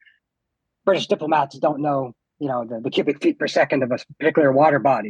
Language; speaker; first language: English; native; English